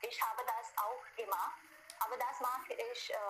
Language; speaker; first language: German; non-native, learner; Hindi